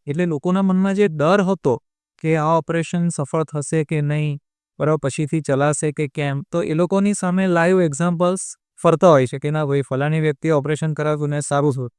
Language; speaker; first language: Gujarati; native; Gujarati